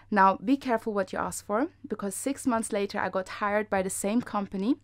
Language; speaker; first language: English; non-native, fluent; German